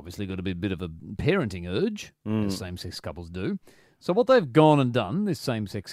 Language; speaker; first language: English; native; English